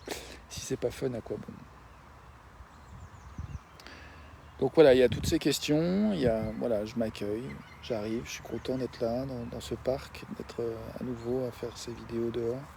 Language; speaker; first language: French; native; French